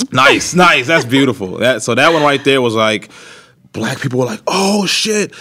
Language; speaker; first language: English; native; English